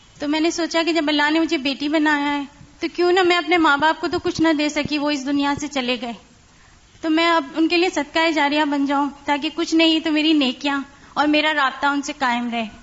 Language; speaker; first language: Urdu; non-native, fluent; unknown